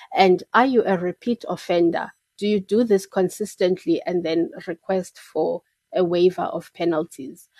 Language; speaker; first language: English; non-native, local second language; Xhosa